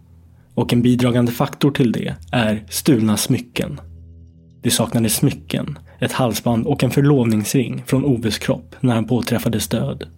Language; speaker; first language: Swedish; native; Swedish